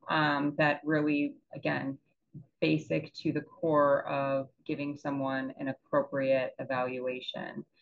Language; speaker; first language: English; native; English